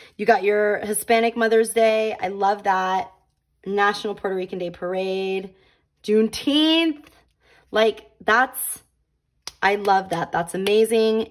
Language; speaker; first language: English; native; English